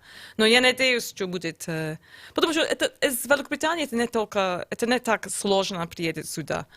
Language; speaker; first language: Russian; non-native, learner; English